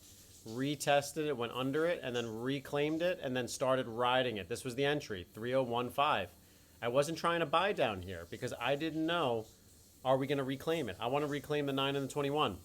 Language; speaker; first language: English; native; English